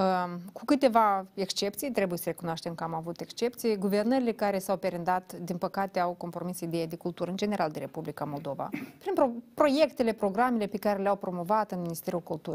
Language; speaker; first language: Romanian; native; Romanian